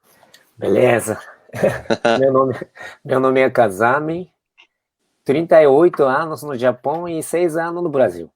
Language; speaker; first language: Portuguese; non-native, fluent; Japanese